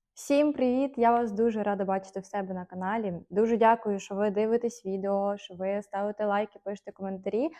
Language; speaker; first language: Ukrainian; native; Ukrainian